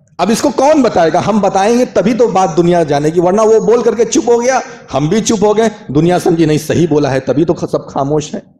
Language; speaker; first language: Urdu; native; Urdu